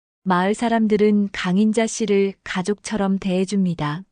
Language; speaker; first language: Korean; native; Korean